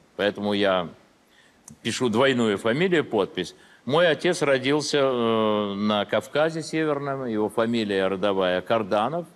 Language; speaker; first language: Russian; early bilingual, heritage; Russian